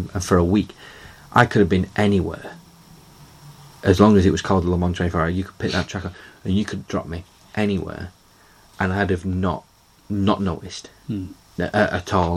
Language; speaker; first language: English; native; English